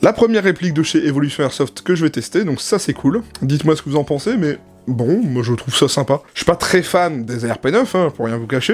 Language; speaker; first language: French; native; French